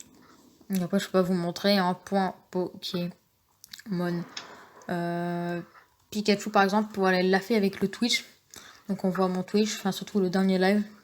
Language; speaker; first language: French; native; French